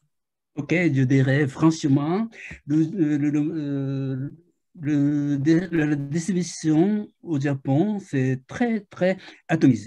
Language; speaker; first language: French; non-native, fluent; Japanese